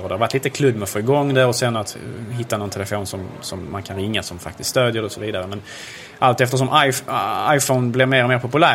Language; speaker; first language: Swedish; native; Swedish